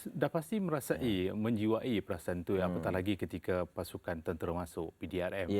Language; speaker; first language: Malay; non-native, local second language; Tamil